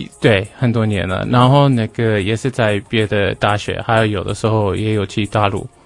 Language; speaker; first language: Chinese; non-native, fluent; English